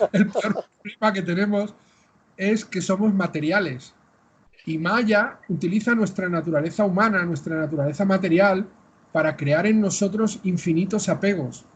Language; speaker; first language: Spanish; native; Spanish